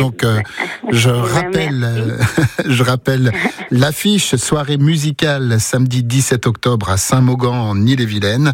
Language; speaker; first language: French; native; French